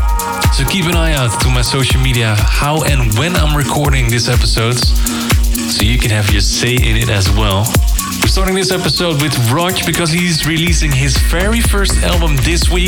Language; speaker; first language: English; non-native, fluent; Dutch